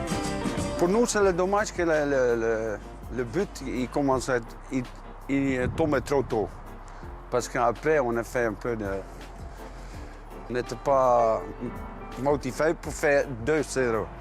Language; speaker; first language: French; non-native, fluent; Dutch